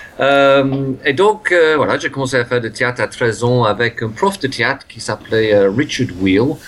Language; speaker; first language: French; non-native, fluent; English